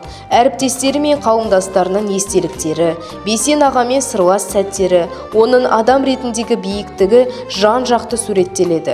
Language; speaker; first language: Kazakh; native; Kazakh